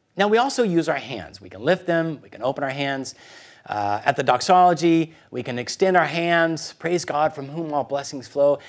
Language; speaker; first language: English; early bilingual, other home language; Spanish